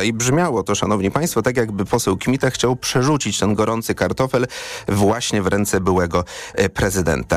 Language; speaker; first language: Polish; native; Polish